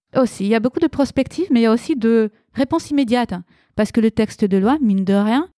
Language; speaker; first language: French; early bilingual, other home language; Romanian